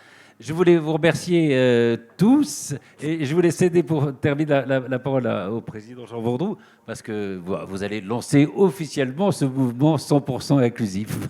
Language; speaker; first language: French; native; French